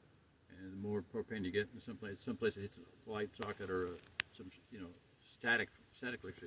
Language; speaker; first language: English; native; English